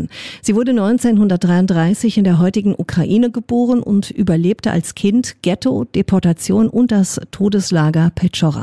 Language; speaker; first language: German; native; German